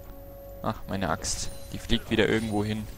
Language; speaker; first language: German; native; German